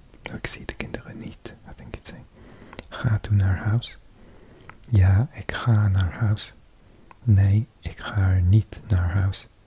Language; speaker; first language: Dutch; non-native, learner; English